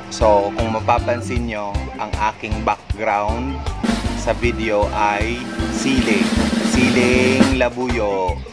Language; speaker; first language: Filipino; non-native, local second language; Bikol